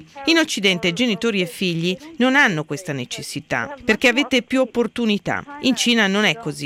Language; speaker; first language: Italian; native; Italian